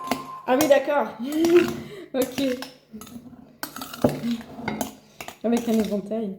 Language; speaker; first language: French; native; French